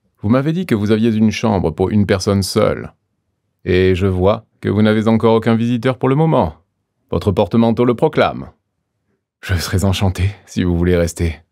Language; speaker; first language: French; native; French